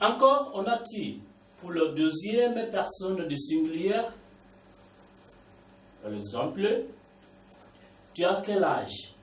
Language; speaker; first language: French; non-native, learner; Swahili